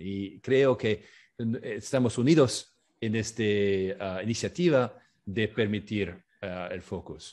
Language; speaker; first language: Spanish; non-native, fluent; French